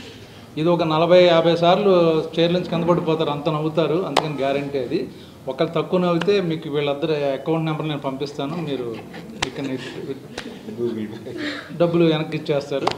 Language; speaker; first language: Telugu; native; Telugu